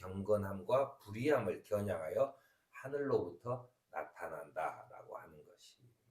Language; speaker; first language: Korean; native; Korean